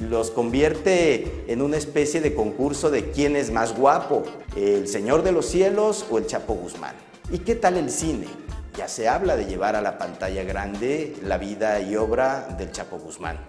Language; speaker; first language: Spanish; native; Spanish